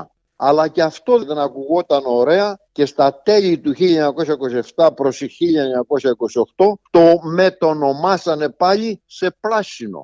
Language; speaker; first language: Greek; native; Greek